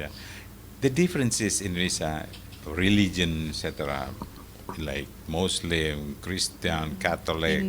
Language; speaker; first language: English; non-native, fluent; Indonesian